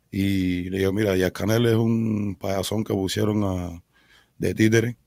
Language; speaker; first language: Spanish; native; Spanish